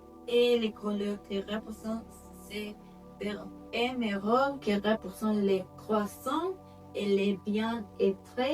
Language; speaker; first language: French; non-native, learner; Spanish